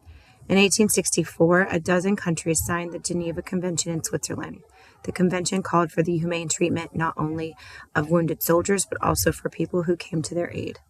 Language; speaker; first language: English; native; English